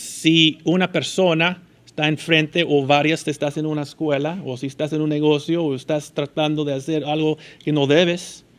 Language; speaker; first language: Spanish; early bilingual, heritage; Spanish